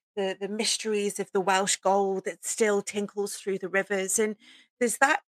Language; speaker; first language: English; native; English